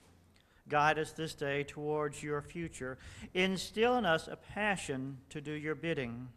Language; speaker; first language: English; native; English